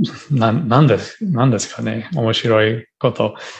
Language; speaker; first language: Japanese; non-native, learner; English